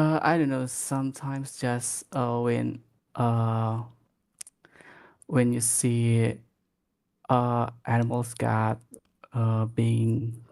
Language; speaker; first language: English; non-native, learner; Indonesian